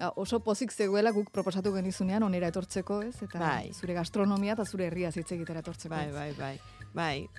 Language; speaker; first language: Basque; non-native, fluent; Spanish